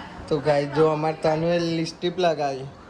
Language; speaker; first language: Gujarati; native; Gujarati